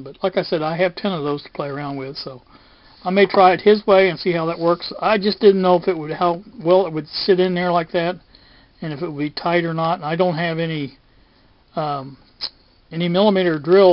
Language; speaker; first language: English; native; English